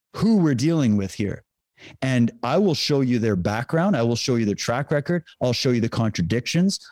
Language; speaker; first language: English; native; English